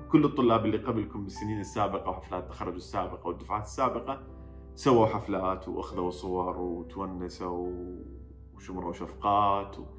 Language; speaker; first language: Arabic; native; Arabic